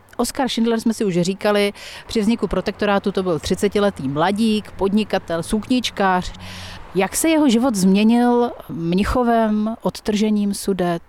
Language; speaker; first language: Czech; native; Czech